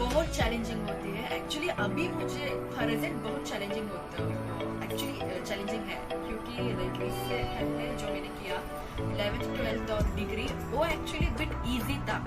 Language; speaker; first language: Hindi; non-native, local second language; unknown